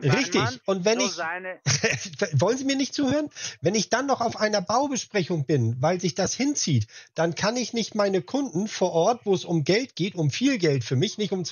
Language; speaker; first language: German; native; German